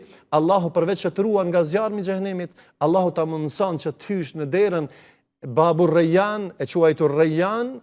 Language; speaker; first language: Albanian; native; Albanian